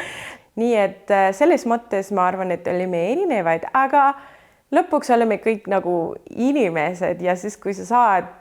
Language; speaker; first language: Estonian; non-native, fluent; Spanish